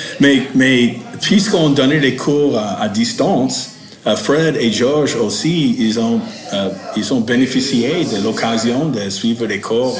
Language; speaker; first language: French; non-native, fluent; English